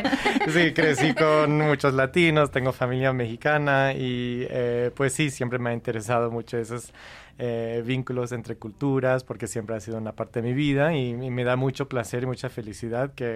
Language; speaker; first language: Spanish; non-native, fluent; English